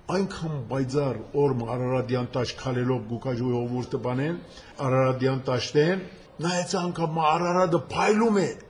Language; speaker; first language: Armenian; early bilingual, heritage; Armenian